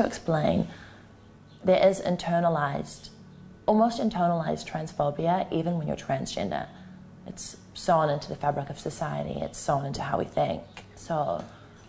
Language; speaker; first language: English; native; English